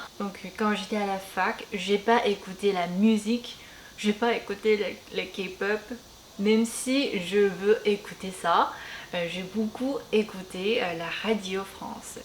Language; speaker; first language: French; non-native, fluent; Korean